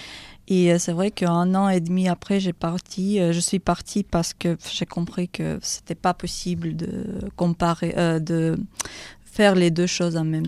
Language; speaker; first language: French; non-native, fluent; Russian